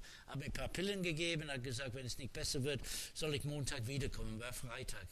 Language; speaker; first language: German; non-native, fluent; English